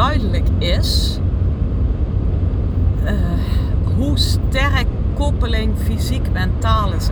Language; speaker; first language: Dutch; native; Dutch